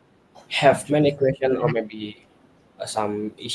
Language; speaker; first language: English; non-native, learner; Indonesian